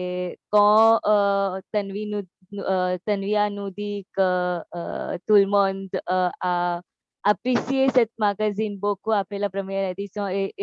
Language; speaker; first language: French; non-native, learner; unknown